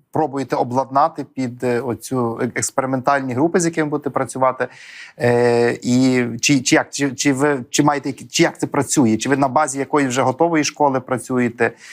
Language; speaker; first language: Ukrainian; native; Ukrainian